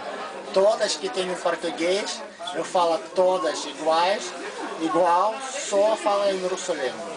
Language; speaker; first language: Portuguese; non-native, learner; Russian